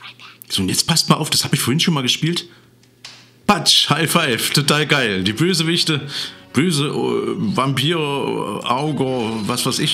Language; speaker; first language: German; native; German